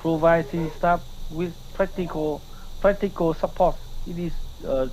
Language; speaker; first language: English; non-native, learner; Vietnamese